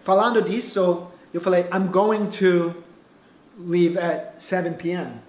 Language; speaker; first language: Portuguese; non-native, fluent; English